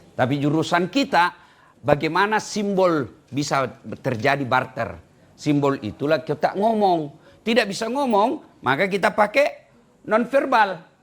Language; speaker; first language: Indonesian; non-native, local second language; Buginese